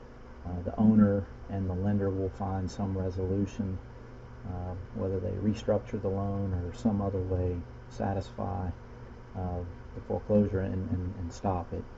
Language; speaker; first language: English; native; English